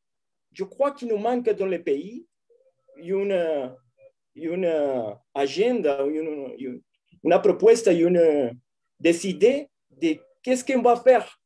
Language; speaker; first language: French; non-native, fluent; Spanish